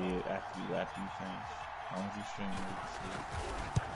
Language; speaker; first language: English; native; English